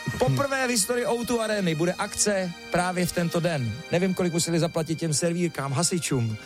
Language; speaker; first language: Czech; native; Czech